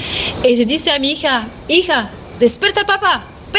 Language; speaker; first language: Spanish; non-native, learner; French